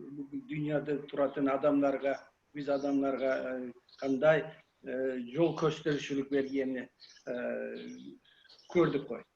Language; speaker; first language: Kyrgyz; non-native, learner; Kazakh